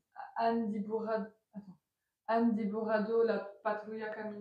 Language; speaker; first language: Spanish; non-native, learner; French